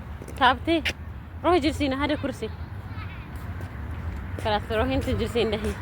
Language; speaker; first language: Arabic; non-native, learner; Amharic